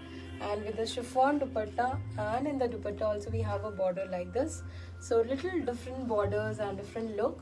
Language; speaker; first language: English; non-native, local second language; Hindi